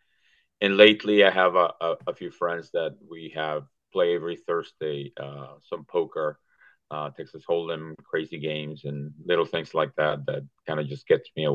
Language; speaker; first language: English; non-native, fluent; Spanish